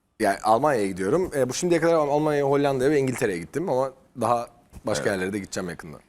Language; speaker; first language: Turkish; native; Turkish